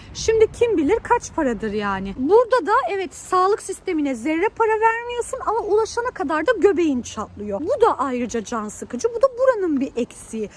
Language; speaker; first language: Turkish; native; Turkish